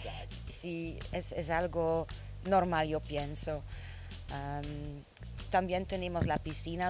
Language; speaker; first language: Spanish; non-native, learner; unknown